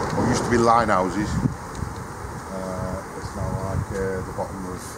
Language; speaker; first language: English; native; English